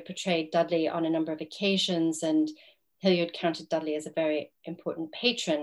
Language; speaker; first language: English; native; English